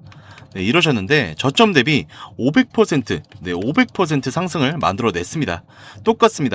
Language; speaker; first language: Korean; native; Korean